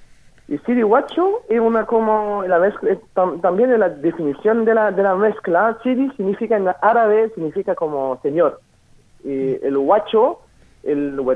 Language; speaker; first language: Spanish; non-native, fluent; French